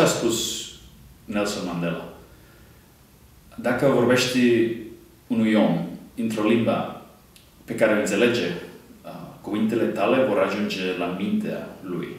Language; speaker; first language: Romanian; non-native, fluent; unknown